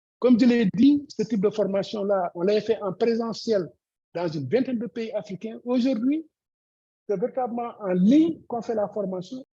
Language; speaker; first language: French; non-native, local second language; Wolof